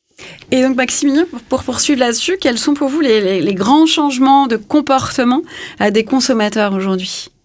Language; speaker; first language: French; native; French